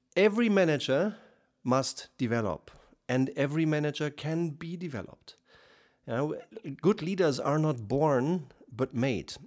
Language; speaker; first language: English; non-native, fluent; German